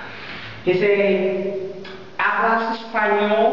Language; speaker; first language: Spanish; non-native, learner; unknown